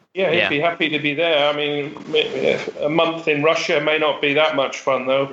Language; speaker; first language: English; native; English